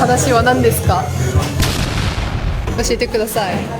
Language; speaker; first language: Japanese; non-native, learner; French